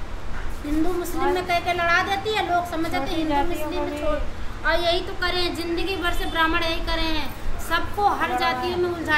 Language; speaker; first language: Hindi; native; Hindi